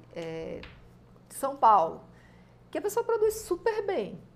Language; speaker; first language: Portuguese; native; Portuguese